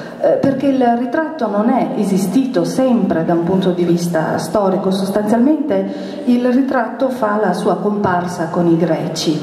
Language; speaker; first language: Italian; native; Italian